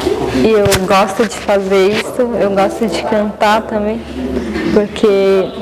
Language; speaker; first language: Portuguese; non-native, local second language; Guarani